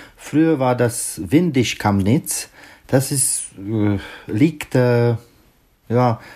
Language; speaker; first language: German; non-native, learner; Czech